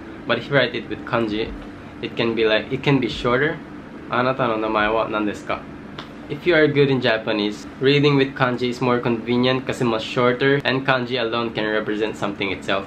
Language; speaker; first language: English; non-native, fluent; Filipino